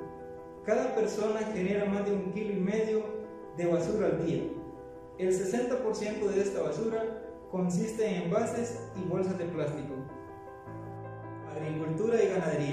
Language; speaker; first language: Spanish; native; Spanish